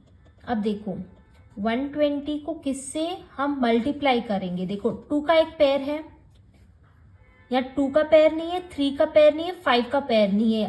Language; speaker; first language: Hindi; native; Hindi